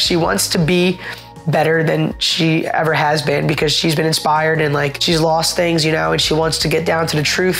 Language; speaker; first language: English; native; English